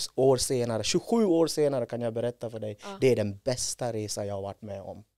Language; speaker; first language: Swedish; non-native, fluent; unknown